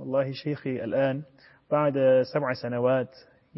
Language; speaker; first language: Arabic; non-native, fluent; Turkish